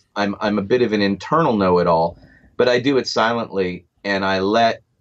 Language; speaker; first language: English; native; English